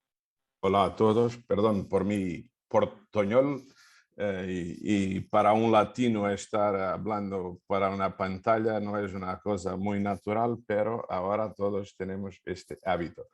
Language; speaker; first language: Spanish; non-native, fluent; Portuguese